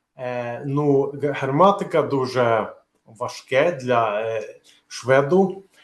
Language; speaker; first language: Ukrainian; non-native, learner; Swedish